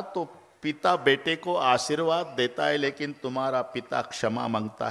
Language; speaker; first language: Hindi; non-native, local second language; Marathi